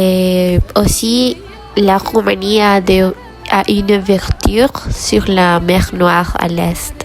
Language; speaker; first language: French; non-native, learner; Spanish